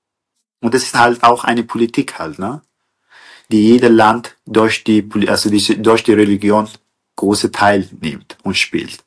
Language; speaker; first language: German; non-native, fluent; Kurdish